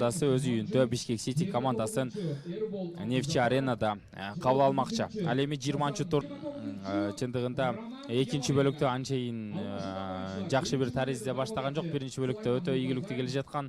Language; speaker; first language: Kyrgyz; native; Kyrgyz